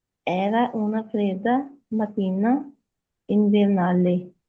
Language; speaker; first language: Italian; non-native, learner; Urdu